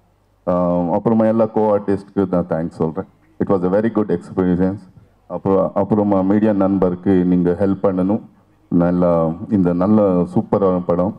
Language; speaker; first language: Tamil; non-native, fluent; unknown